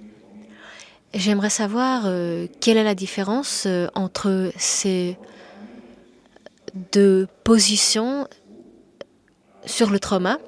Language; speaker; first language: French; non-native, fluent; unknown